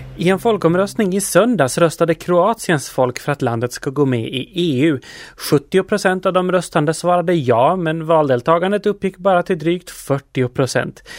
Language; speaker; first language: Swedish; native; Swedish